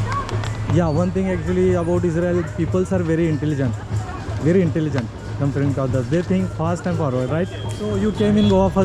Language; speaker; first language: English; non-native, local second language; Hindi